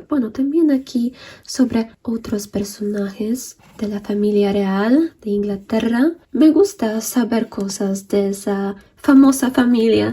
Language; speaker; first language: Spanish; non-native, fluent; Polish